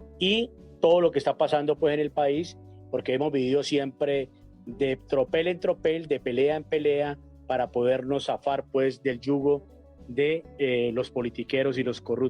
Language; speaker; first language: Spanish; native; Spanish